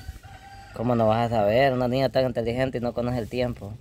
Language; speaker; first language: Spanish; native; Spanish